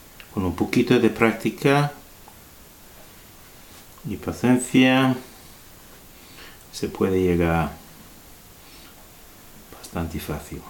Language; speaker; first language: Spanish; non-native, fluent; English